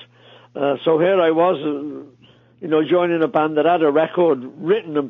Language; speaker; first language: English; native; English